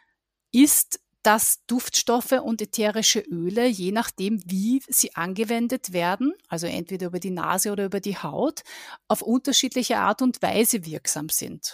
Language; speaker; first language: German; native; German